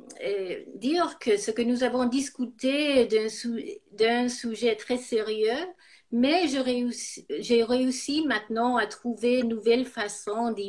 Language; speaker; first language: French; non-native, fluent; English